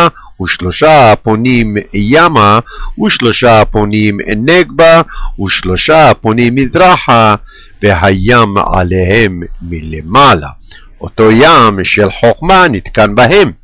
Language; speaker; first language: Hebrew; native; Hebrew